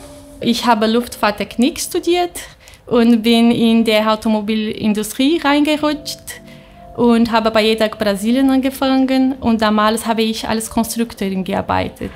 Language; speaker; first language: German; non-native, fluent; Portuguese